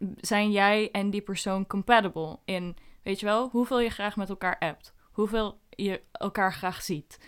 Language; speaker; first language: Dutch; early bilingual, other home language; Indonesian